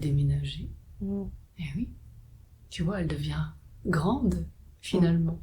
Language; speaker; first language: French; native; French